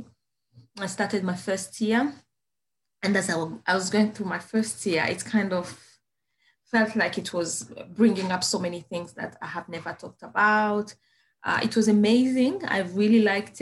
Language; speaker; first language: English; non-native, fluent; Kinyarwanda